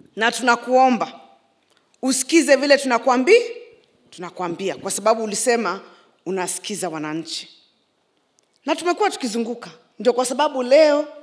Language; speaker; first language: Swahili; non-native, local second language; Kikuyu